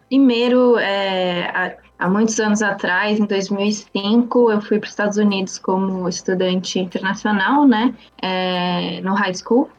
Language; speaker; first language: Portuguese; native; Portuguese